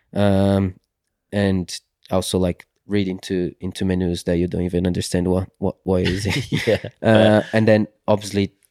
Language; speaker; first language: English; non-native, fluent; Portuguese